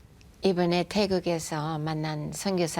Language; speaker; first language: Korean; non-native, fluent; English